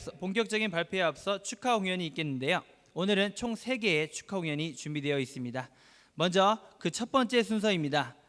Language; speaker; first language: Korean; native; Korean